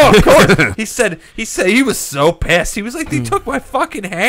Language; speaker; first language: English; native; English